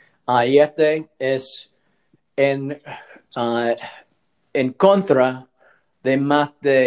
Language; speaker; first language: Spanish; non-native, learner; English